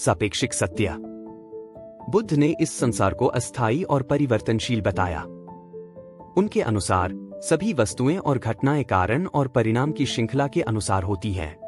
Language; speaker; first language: Hindi; native; Hindi